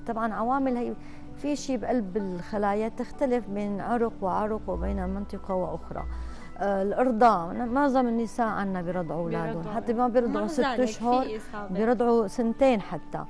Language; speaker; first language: Arabic; native; Arabic